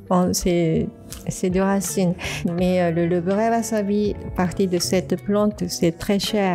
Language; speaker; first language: French; non-native, fluent; Japanese